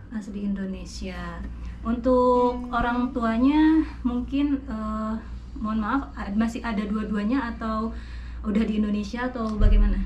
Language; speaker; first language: Indonesian; native; Indonesian